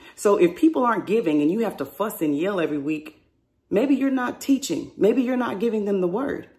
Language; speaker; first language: English; native; English